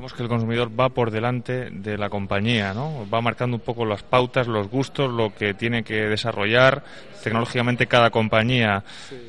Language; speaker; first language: Spanish; native; Spanish